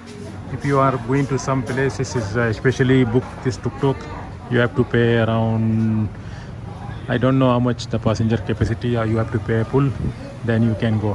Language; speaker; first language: English; non-native, learner; Urdu